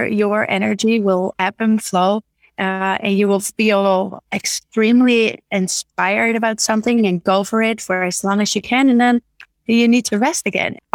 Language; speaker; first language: English; non-native, fluent; Dutch